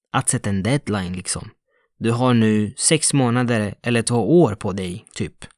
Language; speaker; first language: Swedish; non-native, fluent; Italian